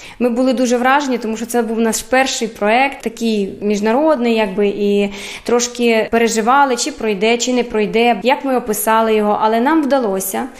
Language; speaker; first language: Ukrainian; early bilingual, heritage; Ukrainian